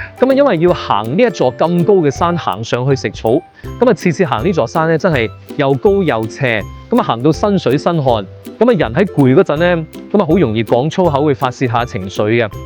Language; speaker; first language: Cantonese; native; Cantonese